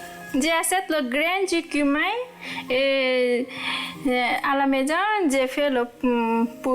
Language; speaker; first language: French; non-native, learner; Nepali